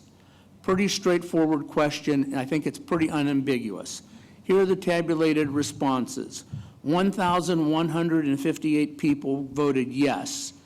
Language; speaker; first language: English; native; English